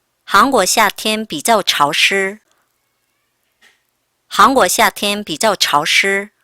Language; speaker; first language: Chinese; non-native, fluent; Korean